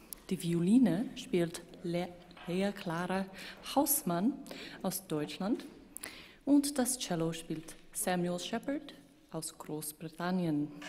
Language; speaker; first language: German; native; German